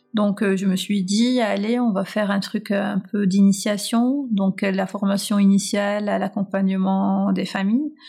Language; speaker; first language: French; non-native, local second language; Arabic